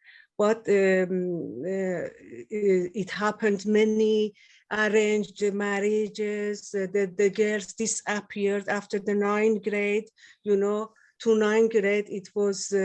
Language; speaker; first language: English; non-native, learner; Persian